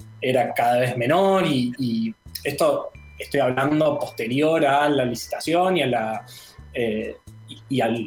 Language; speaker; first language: Spanish; native; Spanish